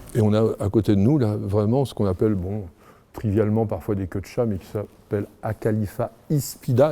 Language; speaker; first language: French; native; French